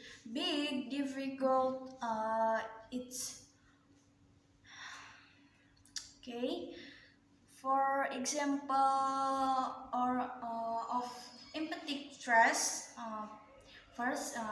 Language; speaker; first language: English; non-native, learner; Indonesian